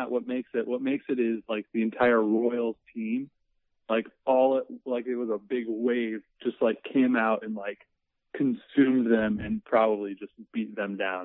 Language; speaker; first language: English; native; English